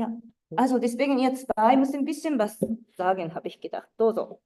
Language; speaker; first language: German; non-native, fluent; Japanese